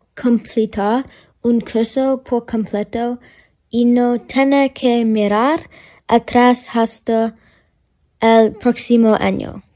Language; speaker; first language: Spanish; non-native, learner; English